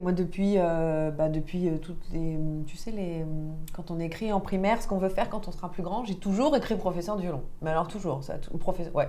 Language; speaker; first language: French; native; French